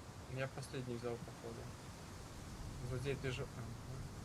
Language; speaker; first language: Russian; native; Russian